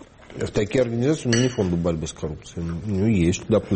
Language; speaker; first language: Russian; native; Russian